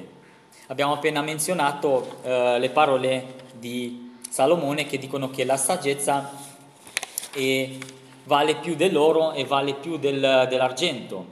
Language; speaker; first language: Italian; non-native, fluent; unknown